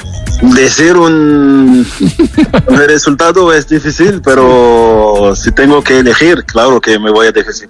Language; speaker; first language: Spanish; non-native, fluent; French